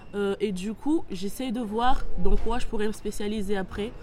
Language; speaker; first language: French; non-native, local second language; Comorian